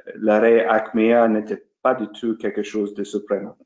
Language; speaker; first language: French; non-native, fluent; English